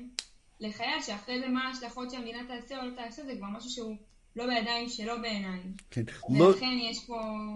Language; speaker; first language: Hebrew; native; Hebrew